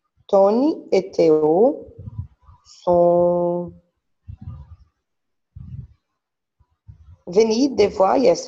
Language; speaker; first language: French; non-native, learner; Portuguese